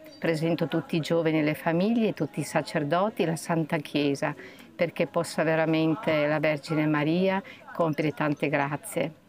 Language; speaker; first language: Italian; native; Italian